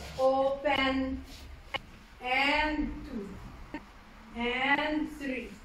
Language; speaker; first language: Filipino; native; Filipino